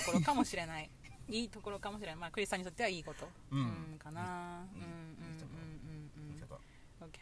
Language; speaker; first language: Japanese; native; Japanese